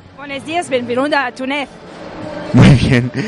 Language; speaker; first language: Spanish; non-native, local second language; Arabic